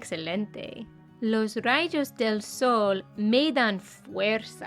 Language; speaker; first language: Spanish; non-native, fluent; English